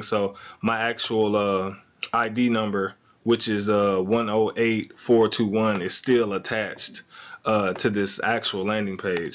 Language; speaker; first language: English; native; English